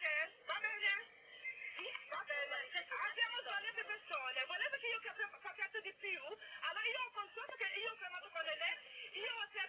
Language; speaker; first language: Italian; non-native, learner; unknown